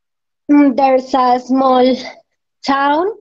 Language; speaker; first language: English; non-native, learner; Spanish